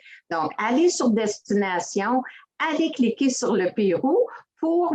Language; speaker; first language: French; native; French